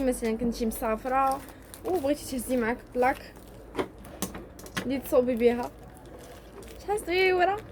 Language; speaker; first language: Arabic; native; Arabic